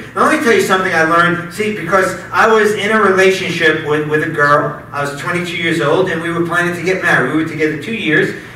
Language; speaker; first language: English; native; English